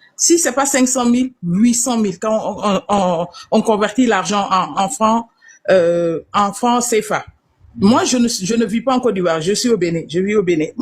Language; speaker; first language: French; non-native, local second language; Wolof